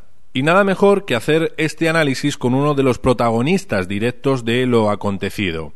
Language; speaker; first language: Spanish; native; Spanish